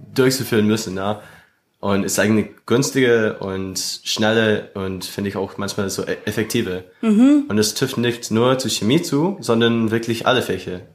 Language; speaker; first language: German; non-native, fluent; English